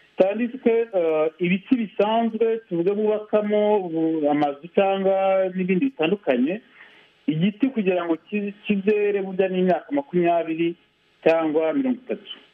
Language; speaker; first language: Kinyarwanda; early bilingual, heritage; Kinyarwanda